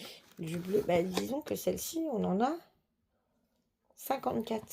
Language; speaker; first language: French; native; French